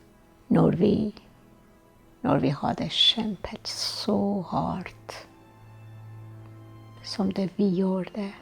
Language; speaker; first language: Norwegian; non-native, fluent; Persian